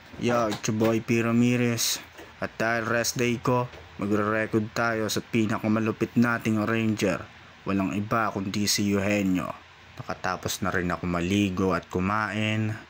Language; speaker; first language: Filipino; non-native, local second language; Bikol